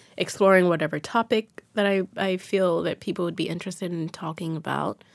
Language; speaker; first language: English; non-native, local second language; Yoruba